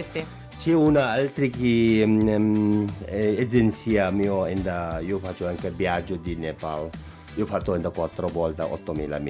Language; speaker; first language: Italian; non-native, learner; Nepali